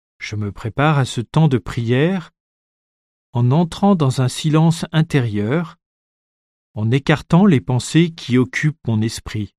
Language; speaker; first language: French; native; French